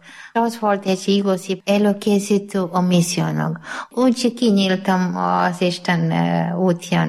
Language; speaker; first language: Hungarian; non-native, learner; Malayalam